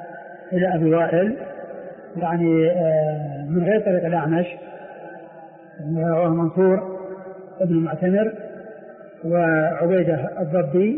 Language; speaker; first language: Arabic; native; Arabic